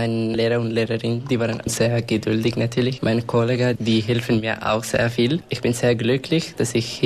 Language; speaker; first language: German; non-native, learner; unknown